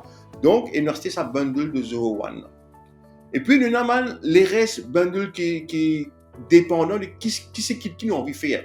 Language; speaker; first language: French; non-native, local second language; Morisyen